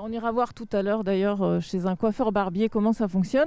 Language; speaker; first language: French; native; French